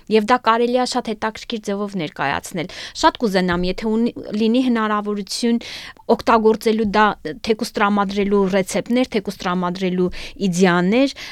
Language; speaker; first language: Armenian; native; Armenian